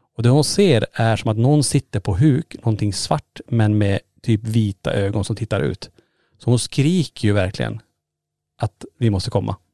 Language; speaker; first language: Swedish; native; Swedish